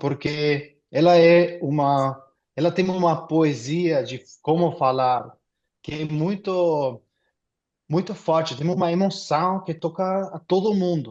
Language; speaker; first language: Portuguese; non-native, fluent; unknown